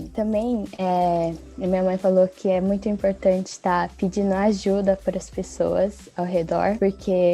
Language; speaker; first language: Portuguese; early bilingual, heritage; Portuguese